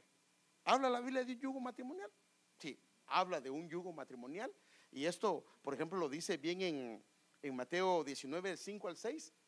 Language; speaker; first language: Spanish; native; Spanish